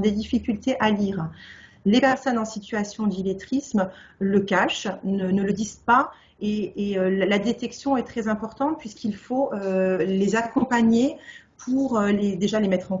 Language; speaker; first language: French; native; French